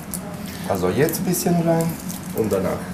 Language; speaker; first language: German; non-native, fluent; Italian